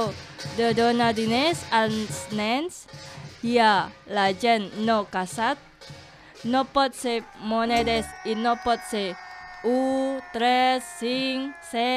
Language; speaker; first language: Catalan; non-native, learner; Indonesian